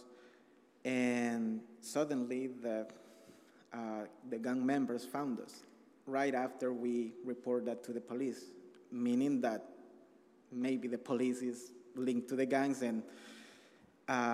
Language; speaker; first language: English; non-native, fluent; Spanish